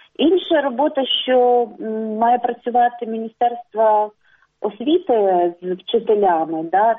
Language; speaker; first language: Ukrainian; non-native, local second language; Russian